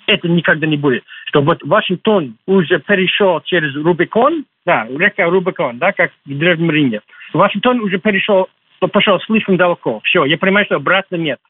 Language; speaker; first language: Russian; non-native, fluent; English